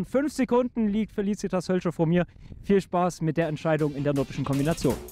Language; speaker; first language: German; native; German